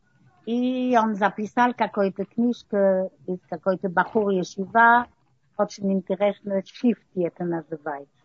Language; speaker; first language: Russian; early bilingual, heritage; Russian